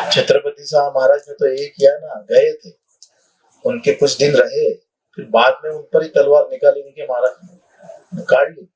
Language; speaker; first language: Hindi; non-native, local second language; Marathi